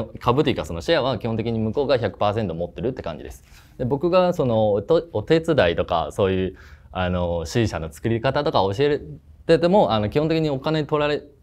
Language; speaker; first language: Japanese; non-native, fluent; Chinese